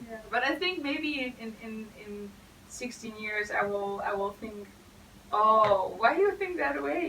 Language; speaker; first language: English; non-native, fluent; Dutch